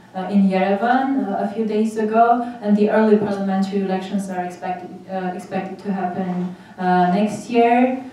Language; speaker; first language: English; non-native, fluent; Armenian